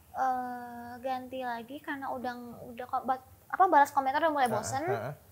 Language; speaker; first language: Indonesian; native; Indonesian